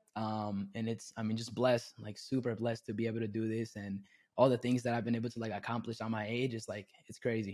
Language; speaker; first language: English; early bilingual, other home language; Spanish